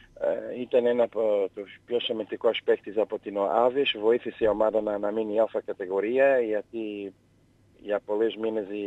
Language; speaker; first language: Greek; non-native, learner; Portuguese